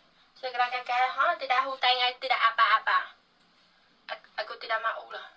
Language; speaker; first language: Indonesian; non-native, learner; Vietnamese